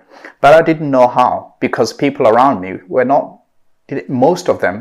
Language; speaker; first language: English; non-native, local second language; Southern Sotho